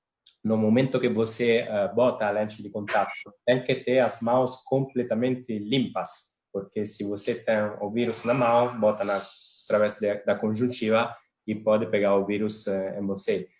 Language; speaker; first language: Portuguese; non-native, fluent; Italian